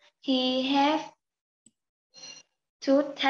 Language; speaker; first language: English; non-native, learner; Vietnamese